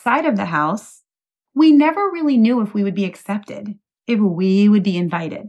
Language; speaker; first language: English; native; English